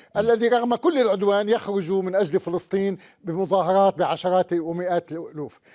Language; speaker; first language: Arabic; native; Arabic